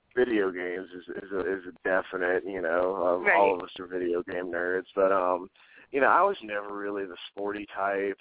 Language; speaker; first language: English; native; English